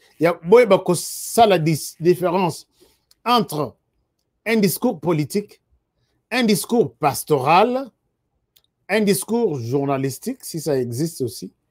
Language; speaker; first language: French; non-native, local second language; Lingala